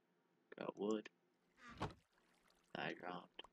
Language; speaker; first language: English; native; English